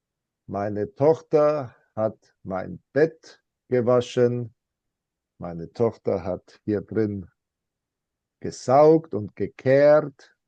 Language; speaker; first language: German; non-native, fluent; English